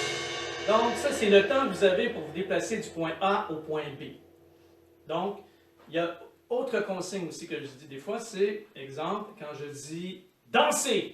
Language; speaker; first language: French; native; French